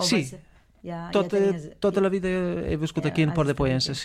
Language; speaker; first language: Catalan; non-native, fluent; Romanian